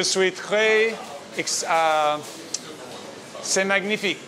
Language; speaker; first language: French; non-native, learner; English